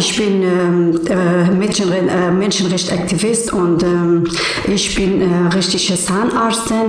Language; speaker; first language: German; non-native, learner; Persian